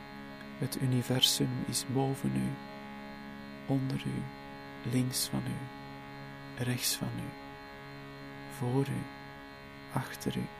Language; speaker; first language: Dutch; native; Dutch